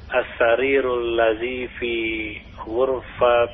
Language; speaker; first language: Arabic; non-native, learner; Indonesian